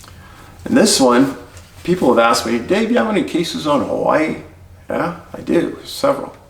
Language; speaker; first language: English; native; English